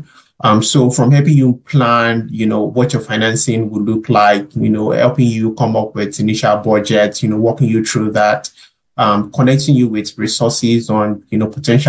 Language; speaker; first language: English; non-native, local second language; Yoruba